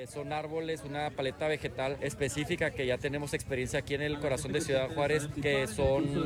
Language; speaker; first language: Spanish; native; Spanish